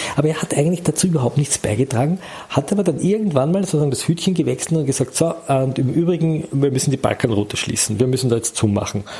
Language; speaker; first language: German; native; German